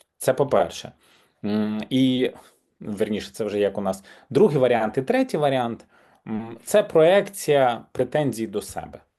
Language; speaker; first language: Ukrainian; native; Ukrainian